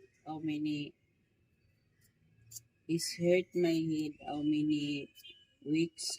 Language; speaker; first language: English; non-native, learner; Filipino